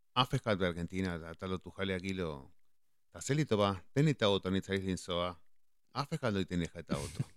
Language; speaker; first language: Hebrew; non-native, fluent; Spanish